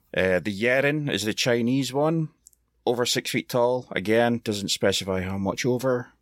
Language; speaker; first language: English; native; English